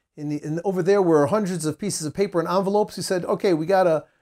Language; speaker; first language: English; native; English